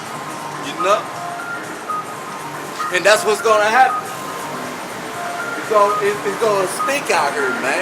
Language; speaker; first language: English; native; English